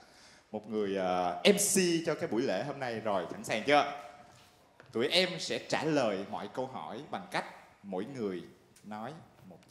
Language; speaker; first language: Vietnamese; native; Vietnamese